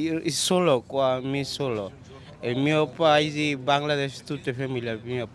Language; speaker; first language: Italian; non-native, learner; Bangla